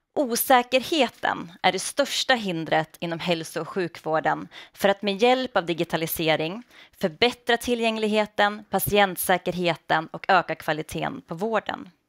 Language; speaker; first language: Swedish; native; Swedish